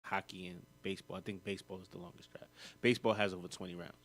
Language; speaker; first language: English; native; English